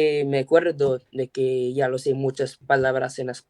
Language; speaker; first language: Spanish; non-native, learner; English